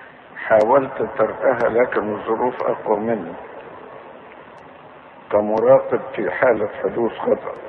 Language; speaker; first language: Arabic; native; Arabic